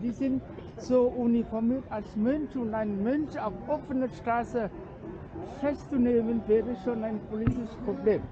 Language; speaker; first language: German; non-native, fluent; Vietnamese